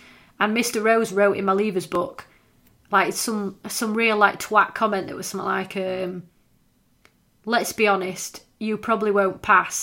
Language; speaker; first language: English; native; English